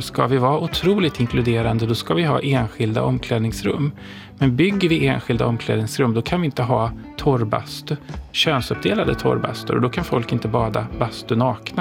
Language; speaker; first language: Swedish; native; Swedish